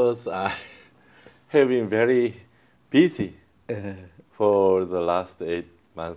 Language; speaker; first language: English; non-native, fluent; Korean